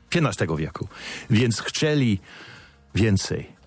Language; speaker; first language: Polish; non-native, fluent; English